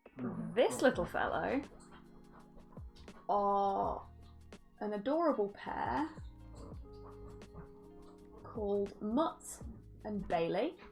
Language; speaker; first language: English; native; English